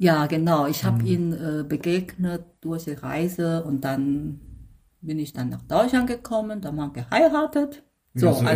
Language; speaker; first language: German; non-native, fluent; Chinese